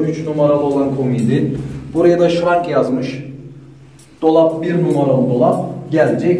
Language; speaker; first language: Turkish; native; Turkish